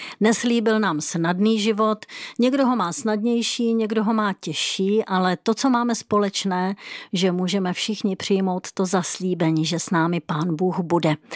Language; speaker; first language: Czech; native; Czech